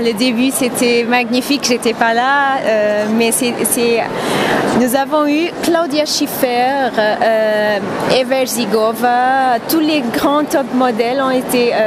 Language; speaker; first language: French; non-native, fluent; Portuguese